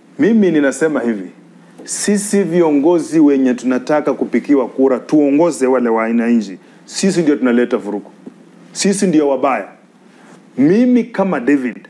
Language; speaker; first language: Swahili; non-native, local second language; Luyia